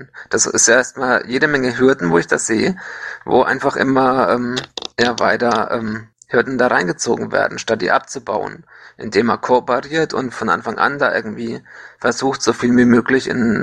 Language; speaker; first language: German; native; German